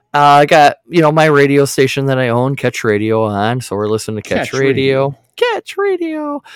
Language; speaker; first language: English; native; English